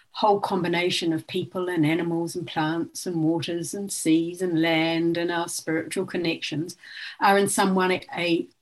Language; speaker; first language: English; native; English